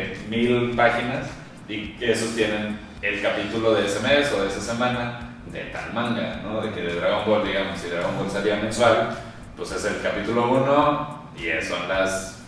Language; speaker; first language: Spanish; native; Spanish